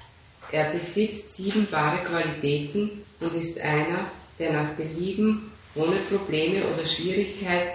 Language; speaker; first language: German; native; German